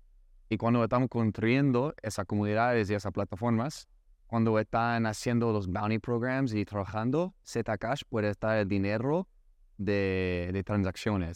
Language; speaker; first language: Spanish; non-native, learner; English